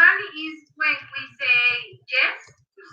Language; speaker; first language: English; non-native, learner; Spanish